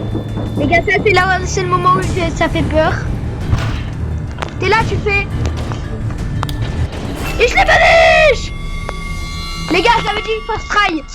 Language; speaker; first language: French; native; French